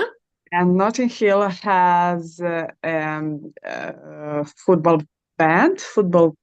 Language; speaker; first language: English; non-native, learner; Russian